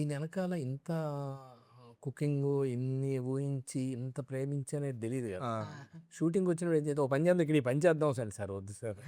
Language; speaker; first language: Telugu; native; Telugu